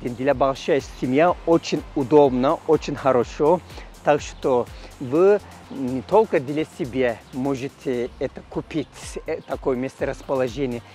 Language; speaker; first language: Russian; non-native, learner; Turkish